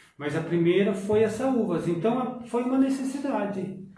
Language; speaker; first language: Portuguese; native; Portuguese